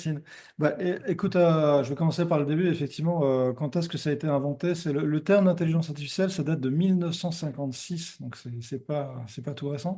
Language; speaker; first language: French; native; French